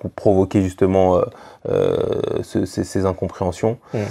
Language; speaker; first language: French; native; French